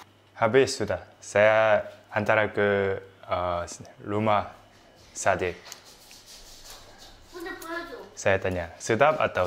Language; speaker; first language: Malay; non-native, learner; Korean